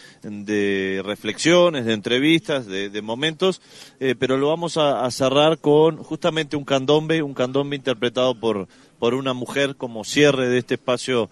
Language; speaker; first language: Spanish; native; Spanish